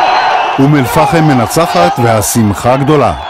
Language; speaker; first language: Hebrew; native; Hebrew